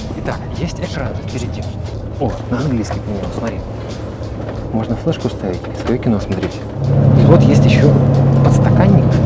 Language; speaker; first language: Russian; native; Russian